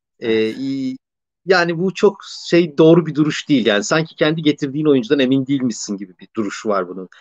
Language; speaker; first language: Turkish; native; Turkish